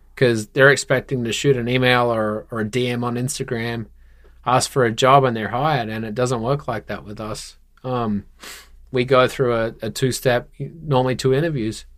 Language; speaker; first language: English; native; English